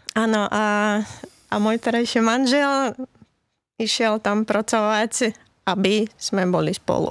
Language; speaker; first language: Slovak; non-native, fluent; Latvian